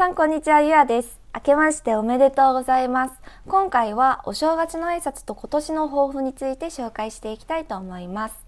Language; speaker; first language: Japanese; non-native, fluent; Korean